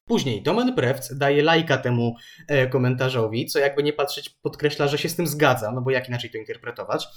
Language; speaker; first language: Polish; native; Polish